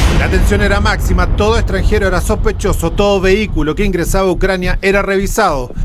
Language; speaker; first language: Spanish; native; Spanish